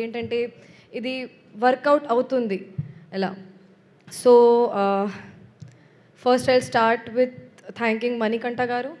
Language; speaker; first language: Telugu; non-native, learner; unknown